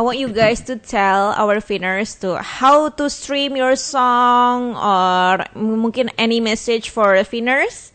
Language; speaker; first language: English; non-native, fluent; Indonesian